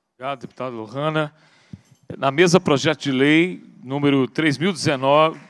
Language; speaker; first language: Portuguese; native; Portuguese